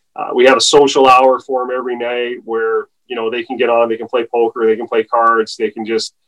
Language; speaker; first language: English; native; English